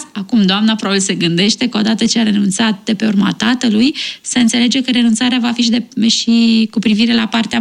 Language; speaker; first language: Romanian; native; Romanian